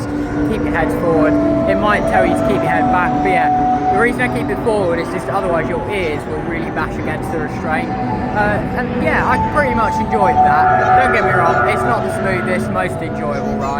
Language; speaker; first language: English; native; English